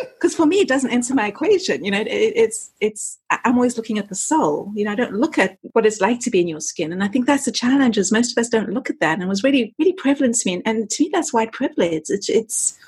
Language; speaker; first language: English; native; English